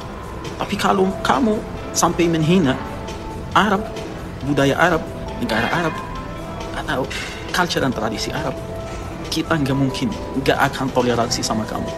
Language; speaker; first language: Indonesian; non-native, fluent; Arabic